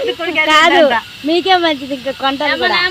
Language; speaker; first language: Telugu; native; Telugu